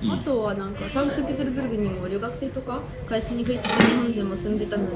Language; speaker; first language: Japanese; non-native, fluent; Russian